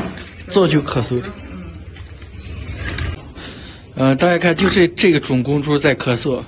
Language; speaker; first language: Chinese; native; Chinese